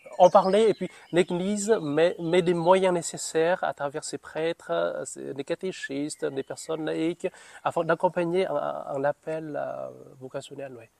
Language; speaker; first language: French; non-native, fluent; Vietnamese